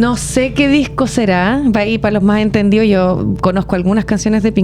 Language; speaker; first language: Spanish; native; Spanish